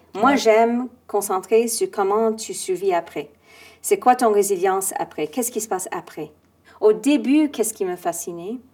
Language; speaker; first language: French; non-native, fluent; English